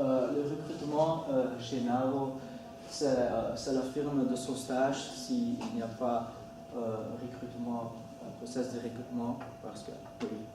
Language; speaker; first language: French; non-native, learner; Dutch